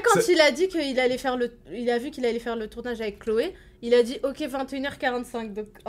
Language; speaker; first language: French; native; French